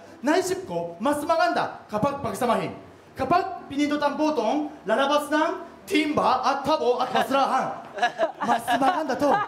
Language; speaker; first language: Filipino; non-native, learner; Japanese